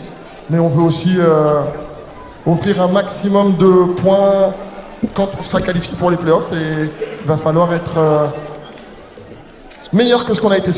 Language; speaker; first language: French; native; French